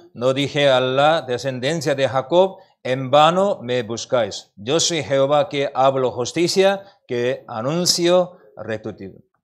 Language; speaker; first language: Spanish; non-native, learner; Korean